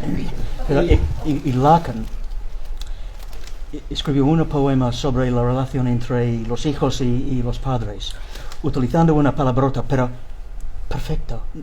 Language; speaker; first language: Spanish; non-native, learner; English